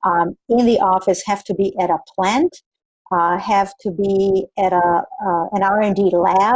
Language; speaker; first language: English; non-native, fluent; Spanish